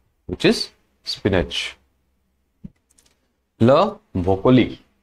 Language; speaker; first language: English; non-native, local second language; Hindi